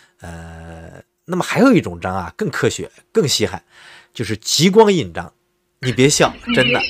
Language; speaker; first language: Chinese; native; Chinese